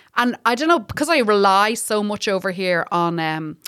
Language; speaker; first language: English; native; English